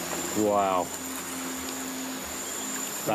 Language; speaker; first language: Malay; non-native, learner; English